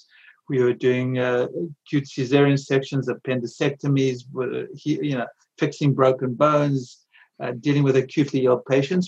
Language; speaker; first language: English; native; English